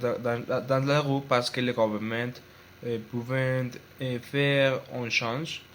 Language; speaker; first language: French; non-native, learner; Spanish